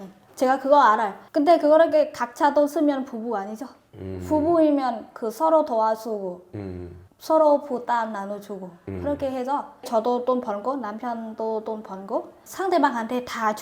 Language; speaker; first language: Korean; non-native, fluent; Vietnamese